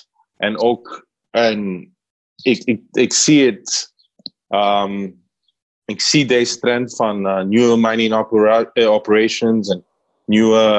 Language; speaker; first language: Dutch; non-native, learner; Spanish